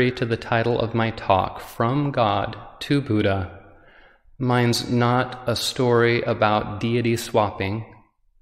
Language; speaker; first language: English; native; English